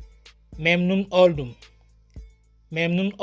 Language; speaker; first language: Turkish; non-native, fluent; Wolof